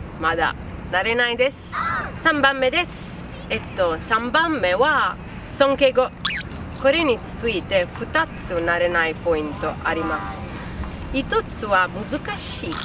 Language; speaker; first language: Japanese; non-native, fluent; Italian